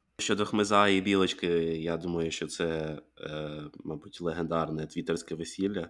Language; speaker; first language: Ukrainian; native; Ukrainian